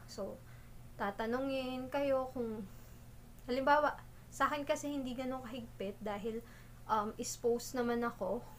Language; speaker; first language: Filipino; native; Filipino